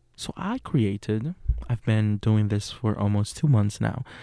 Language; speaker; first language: English; non-native, fluent; Spanish